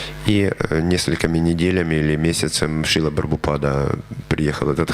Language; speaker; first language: Russian; native; Russian